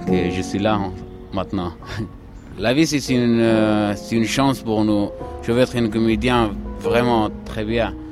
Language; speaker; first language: French; non-native, learner; Persian